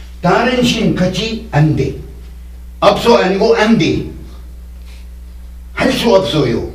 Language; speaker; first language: Korean; non-native, learner; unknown